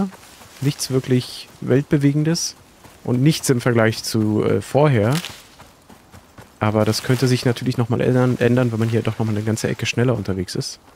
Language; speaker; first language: German; native; German